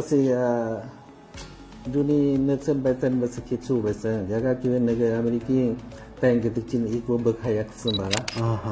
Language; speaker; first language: Mongolian; non-native, fluent; Lao